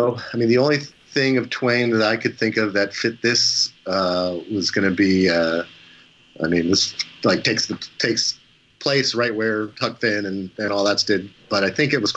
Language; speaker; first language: English; native; English